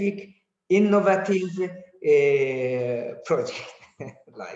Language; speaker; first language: English; non-native, learner; Azerbaijani